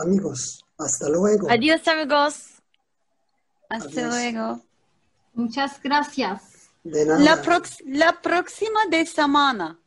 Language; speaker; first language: Spanish; non-native, learner; Turkish